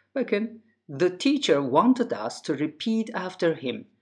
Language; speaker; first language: English; non-native, fluent; Turkish